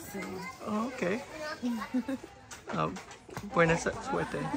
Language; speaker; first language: Spanish; non-native, learner; English